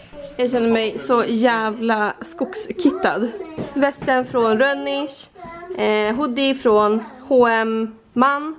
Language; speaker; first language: Swedish; native; Swedish